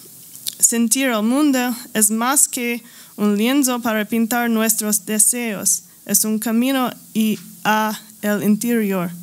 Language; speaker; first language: Spanish; non-native, learner; English